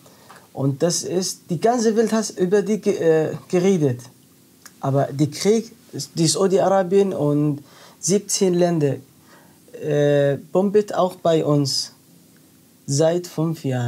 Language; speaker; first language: German; non-native, learner; Arabic